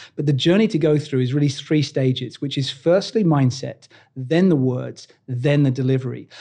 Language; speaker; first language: English; native; English